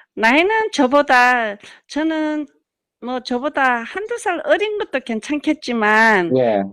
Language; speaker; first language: Korean; early bilingual, heritage; Korean